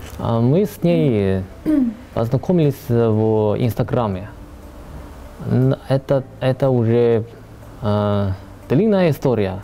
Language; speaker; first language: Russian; non-native, learner; Chinese